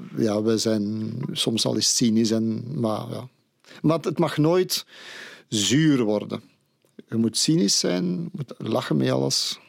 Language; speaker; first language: Dutch; native; Dutch